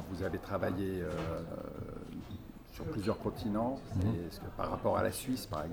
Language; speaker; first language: French; native; French